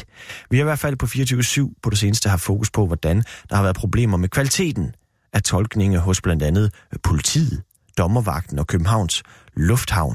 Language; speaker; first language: Danish; native; Danish